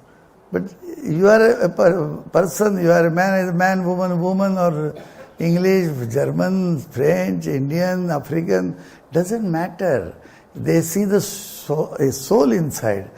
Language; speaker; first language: English; non-native, local second language; Marathi